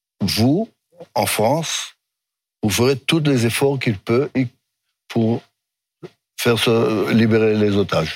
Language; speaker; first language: French; non-native, fluent; Hebrew